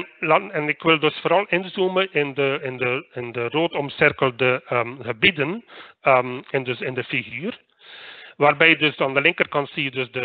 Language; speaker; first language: Dutch; native; Dutch